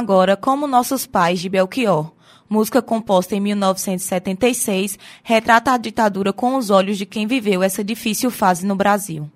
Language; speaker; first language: Portuguese; native; Portuguese